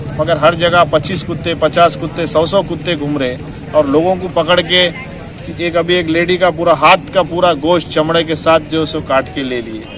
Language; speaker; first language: Hindi; non-native, local second language; Urdu